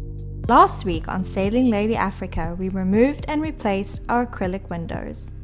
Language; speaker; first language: English; native; English